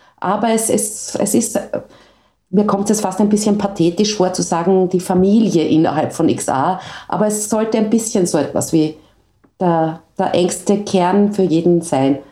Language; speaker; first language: German; native; German